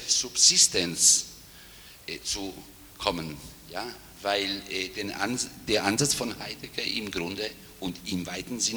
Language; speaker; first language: German; non-native, fluent; Italian